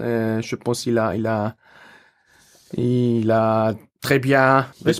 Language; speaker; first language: French; non-native, local second language; German